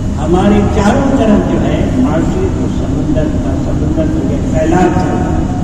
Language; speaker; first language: Urdu; non-native, local second language; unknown